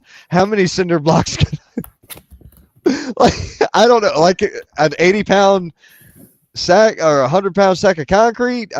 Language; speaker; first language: English; native; English